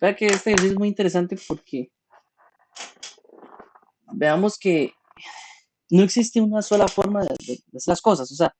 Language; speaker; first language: Spanish; native; Spanish